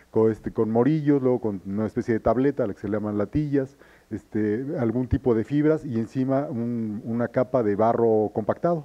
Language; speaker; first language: Spanish; native; Spanish